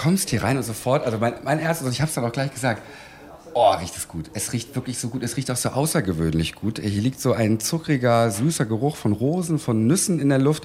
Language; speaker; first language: German; native; German